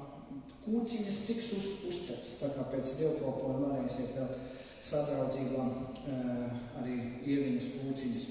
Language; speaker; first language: Latvian; native; Latvian